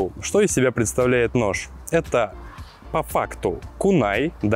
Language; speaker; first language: Russian; native; Russian